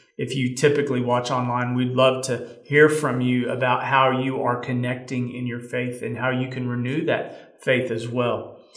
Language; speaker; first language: English; native; English